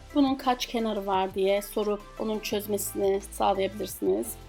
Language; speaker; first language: Turkish; non-native, fluent; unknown